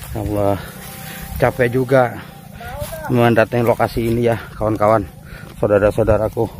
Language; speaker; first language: Indonesian; non-native, local second language; Banjar